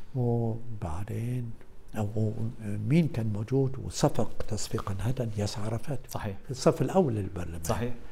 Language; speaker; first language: Arabic; non-native, fluent; German